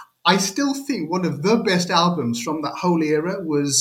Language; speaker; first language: English; native; English